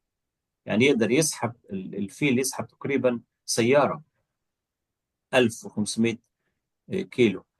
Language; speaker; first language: Arabic; native; Arabic